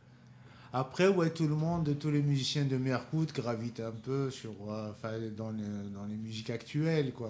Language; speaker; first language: French; non-native, local second language; Kabyle